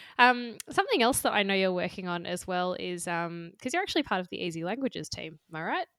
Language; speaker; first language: English; native; English